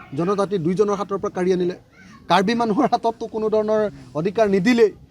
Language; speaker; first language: Assamese; native; Assamese